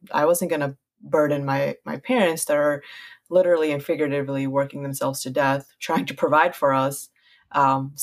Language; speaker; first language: English; early bilingual, other home language; Punjabi